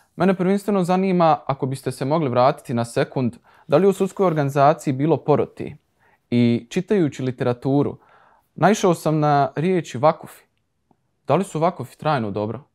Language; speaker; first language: Croatian; native; Croatian